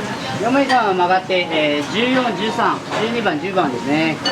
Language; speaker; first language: Japanese; native; Japanese